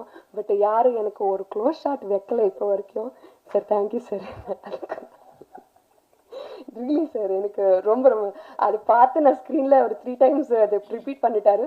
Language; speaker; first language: Tamil; non-native, learner; Telugu